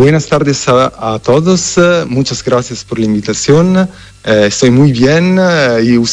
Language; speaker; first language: Spanish; non-native, fluent; Italian